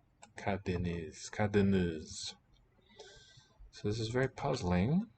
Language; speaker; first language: Turkish; non-native, learner; English